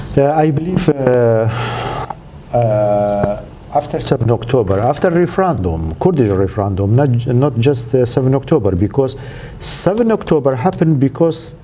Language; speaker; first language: English; non-native, learner; Central Kurdish